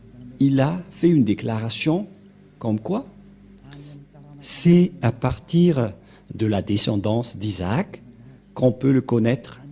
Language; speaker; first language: French; non-native, local second language; Malagasy